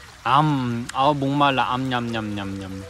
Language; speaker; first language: Korean; native; Korean